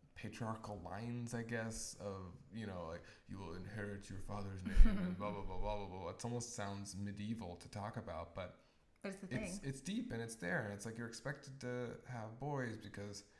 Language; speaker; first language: English; native; English